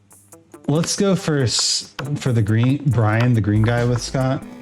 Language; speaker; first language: English; native; English